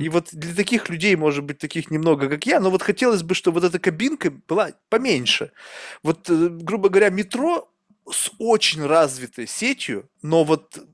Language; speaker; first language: Russian; native; Russian